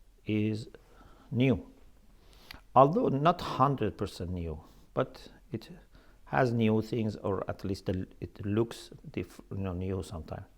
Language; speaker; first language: English; non-native, fluent; Persian